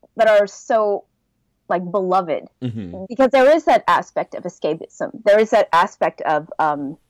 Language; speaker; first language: English; native; English